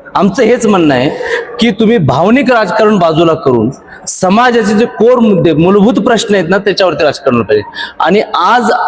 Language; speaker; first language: Marathi; non-native, local second language; Urdu